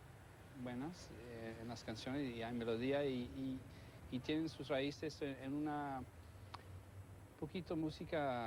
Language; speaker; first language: Spanish; non-native, learner; English